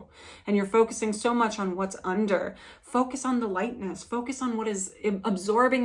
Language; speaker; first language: English; native; English